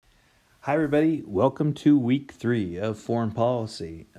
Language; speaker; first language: English; native; English